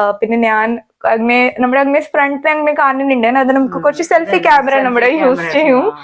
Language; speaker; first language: Malayalam; non-native, learner; Hindi